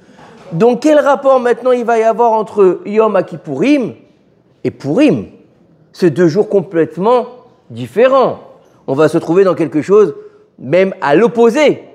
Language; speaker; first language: French; native; French